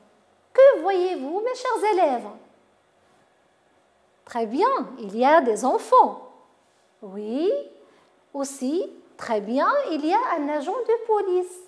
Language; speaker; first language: French; non-native, local second language; Arabic